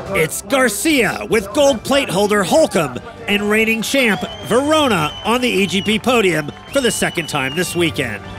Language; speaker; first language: English; non-native, fluent; Portuguese